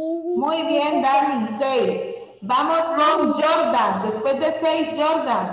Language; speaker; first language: Spanish; native; Spanish